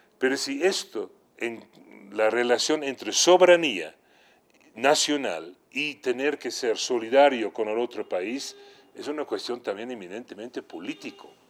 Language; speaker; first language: Spanish; non-native, fluent; Dutch